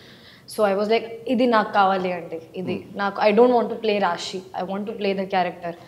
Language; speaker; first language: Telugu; non-native, learner; Hindi